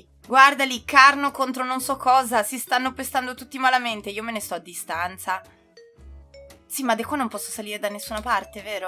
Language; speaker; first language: Italian; native; Italian